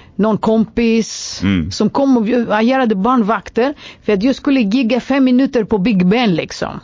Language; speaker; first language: Swedish; non-native, fluent; Greek